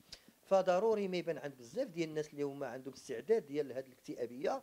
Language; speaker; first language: Arabic; native; Arabic